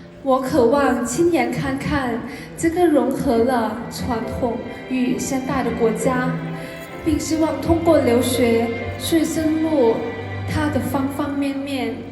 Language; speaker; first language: Chinese; non-native, fluent; Lao